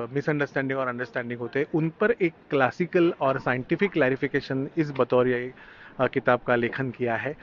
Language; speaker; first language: Hindi; non-native, local second language; Marathi